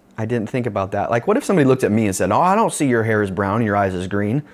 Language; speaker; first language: English; native; English